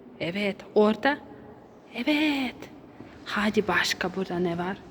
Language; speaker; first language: Turkish; non-native, learner; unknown